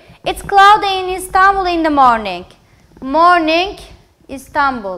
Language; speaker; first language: English; non-native, fluent; Turkish